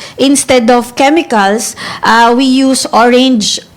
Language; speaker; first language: Filipino; native; Filipino